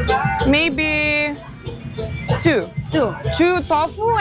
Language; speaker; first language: English; non-native, learner; Lithuanian